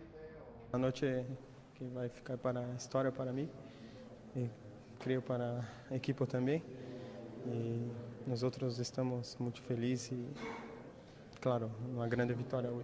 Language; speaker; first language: Spanish; non-native, learner; Portuguese